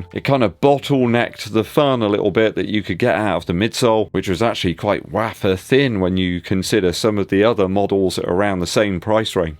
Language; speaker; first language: English; native; English